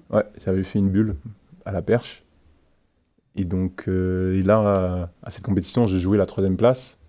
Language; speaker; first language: French; early bilingual, other home language; Haitian Creole